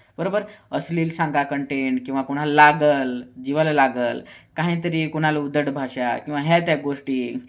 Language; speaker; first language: Marathi; non-native, local second language; Kukna